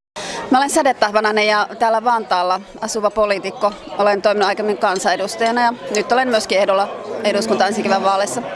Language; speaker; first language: Finnish; native; Finnish